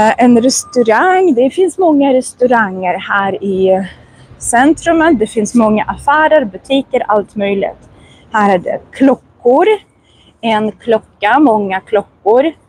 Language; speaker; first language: Swedish; non-native, fluent; Russian